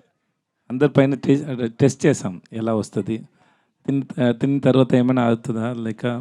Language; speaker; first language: Telugu; non-native, learner; Tamil